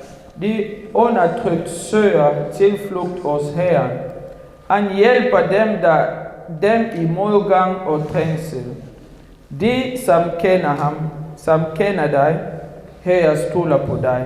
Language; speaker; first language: Danish; non-native, fluent; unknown